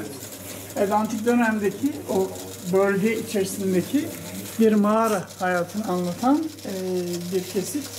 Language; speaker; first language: Turkish; native; Turkish